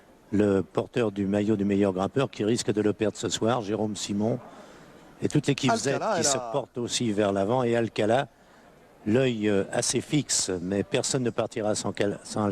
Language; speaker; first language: French; native; French